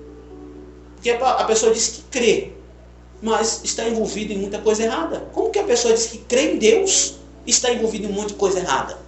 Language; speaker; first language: Portuguese; native; Portuguese